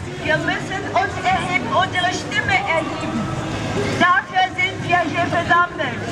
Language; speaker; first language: German; non-native, fluent; Korean